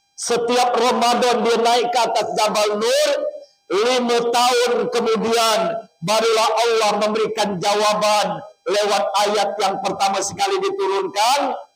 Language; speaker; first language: Malay; native; Malay